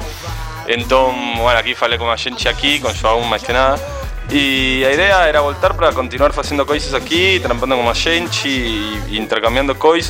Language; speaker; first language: Portuguese; non-native, fluent; Spanish